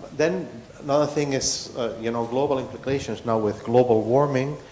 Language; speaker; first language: English; non-native, fluent; Catalan